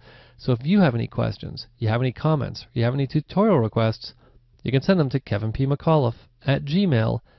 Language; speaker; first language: English; native; English